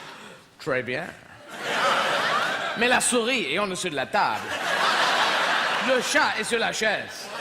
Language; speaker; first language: French; non-native, fluent; English